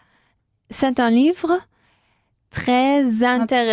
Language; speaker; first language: French; non-native, learner; Spanish